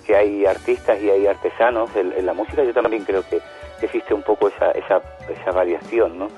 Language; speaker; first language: Spanish; native; Spanish